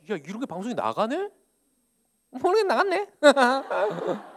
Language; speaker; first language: Korean; native; Korean